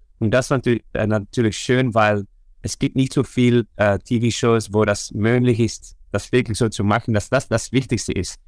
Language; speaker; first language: German; non-native, learner; Dutch